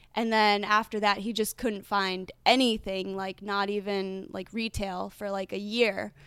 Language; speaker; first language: English; native; English